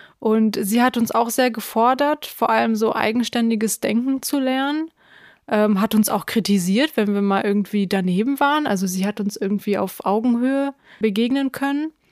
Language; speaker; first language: German; early bilingual, other home language; Russian